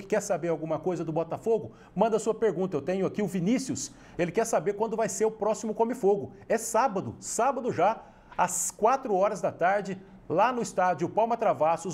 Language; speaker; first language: Portuguese; native; Portuguese